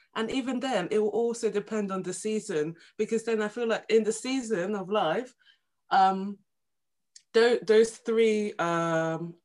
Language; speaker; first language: English; native; English